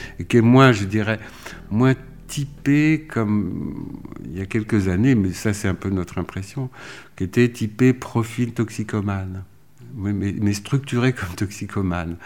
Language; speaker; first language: French; native; French